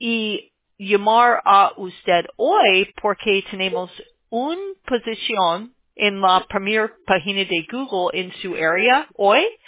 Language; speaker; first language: Spanish; non-native, learner; English